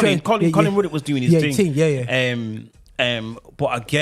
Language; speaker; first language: English; native; English